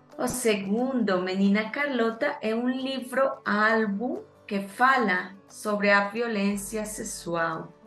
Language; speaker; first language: Portuguese; non-native, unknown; Spanish